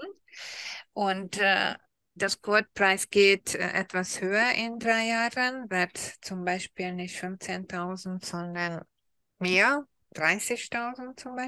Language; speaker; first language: German; non-native, fluent; Hungarian